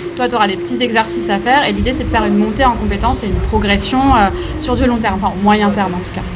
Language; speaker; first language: French; native; French